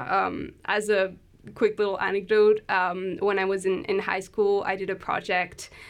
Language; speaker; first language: English; non-native, fluent; French